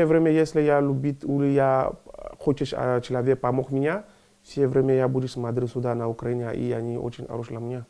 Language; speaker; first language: Russian; non-native, learner; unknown